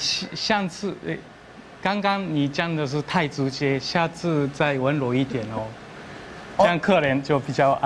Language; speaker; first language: Chinese; non-native, learner; Japanese